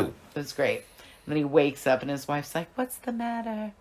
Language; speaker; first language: English; native; English